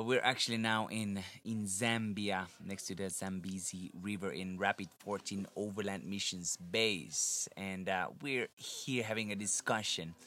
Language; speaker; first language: English; non-native, fluent; Finnish